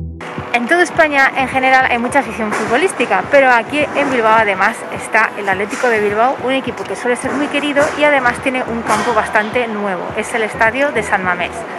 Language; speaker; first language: Spanish; native; Spanish